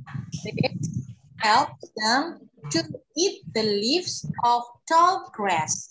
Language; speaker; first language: English; non-native, fluent; Indonesian